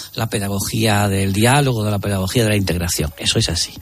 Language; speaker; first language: Spanish; native; Spanish